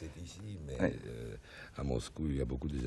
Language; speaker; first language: French; non-native, learner; Russian